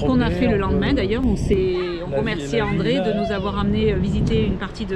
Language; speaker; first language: French; native; French